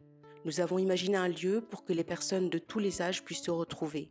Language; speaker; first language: French; early bilingual, other home language; Malagasy